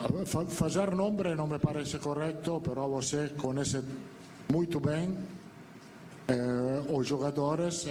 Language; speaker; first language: Portuguese; non-native, fluent; Italian